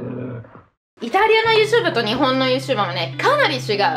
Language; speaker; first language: Japanese; non-native, fluent; Italian